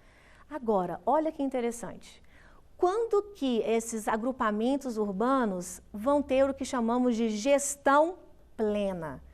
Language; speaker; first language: Portuguese; native; Portuguese